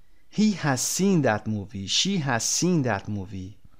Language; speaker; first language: English; non-native, fluent; Persian